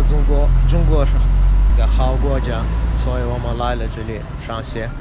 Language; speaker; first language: Chinese; non-native, learner; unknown